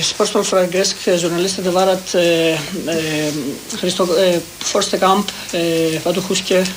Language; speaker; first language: Norwegian; non-native, learner; Greek